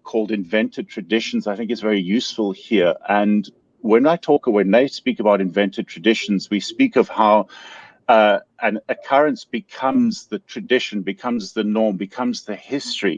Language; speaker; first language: English; native; English